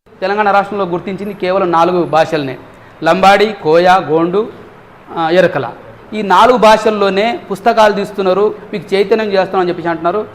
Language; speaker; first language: Telugu; non-native, local second language; Lambadi